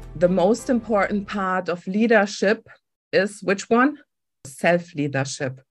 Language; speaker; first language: English; early bilingual, other home language; German